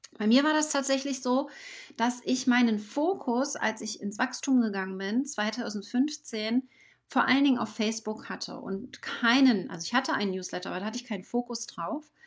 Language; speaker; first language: German; native; German